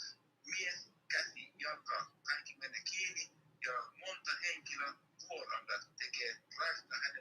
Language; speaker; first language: Finnish; non-native, learner; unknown